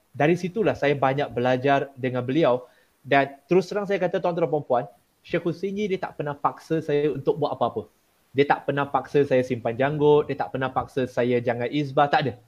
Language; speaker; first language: Malay; non-native, local second language; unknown